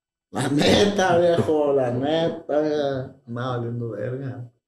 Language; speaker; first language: Spanish; early bilingual, other home language; English